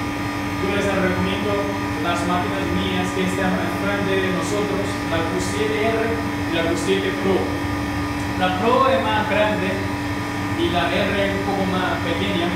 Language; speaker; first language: Spanish; non-native, learner; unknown